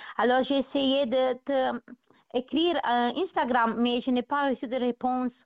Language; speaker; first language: French; non-native, learner; Italian